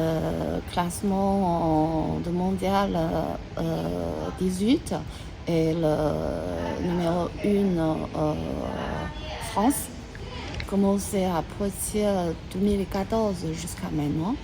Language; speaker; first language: French; non-native, learner; Chinese